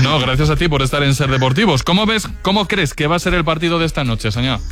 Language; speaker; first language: Spanish; native; Spanish